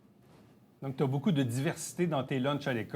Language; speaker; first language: French; native; French